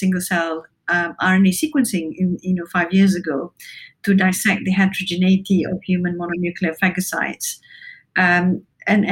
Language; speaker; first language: English; non-native, local second language; Malay